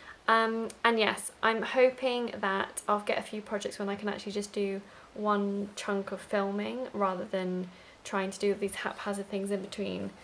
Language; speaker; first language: English; native; English